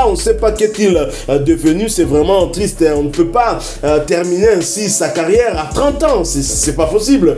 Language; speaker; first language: French; non-native, local second language; Lingala